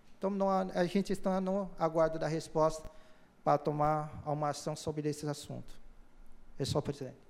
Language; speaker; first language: Portuguese; early bilingual, other home language; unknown